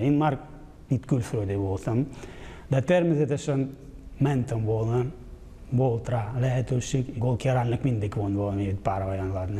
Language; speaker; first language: Hungarian; non-native, fluent; Ukrainian